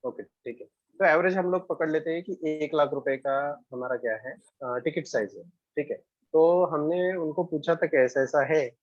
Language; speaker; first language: Hindi; non-native, local second language; Marathi